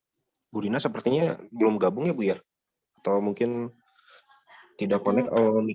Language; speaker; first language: Indonesian; native; Indonesian